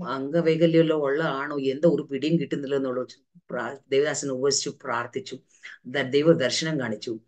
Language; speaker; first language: Malayalam; early bilingual, heritage; Malayalam